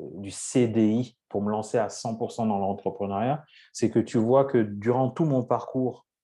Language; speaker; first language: French; native; French